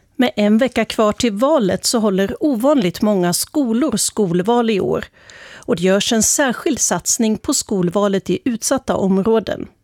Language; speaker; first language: Swedish; native; Swedish